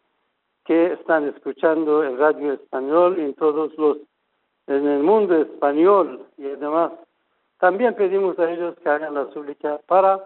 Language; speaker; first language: Spanish; non-native, fluent; Persian